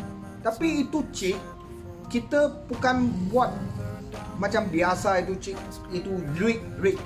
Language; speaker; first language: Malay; non-native, local second language; Chinese